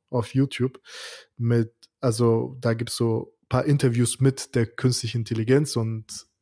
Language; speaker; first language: German; early bilingual, other home language; Azerbaijani